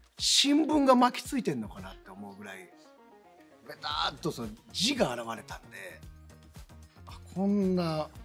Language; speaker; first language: Japanese; native; Japanese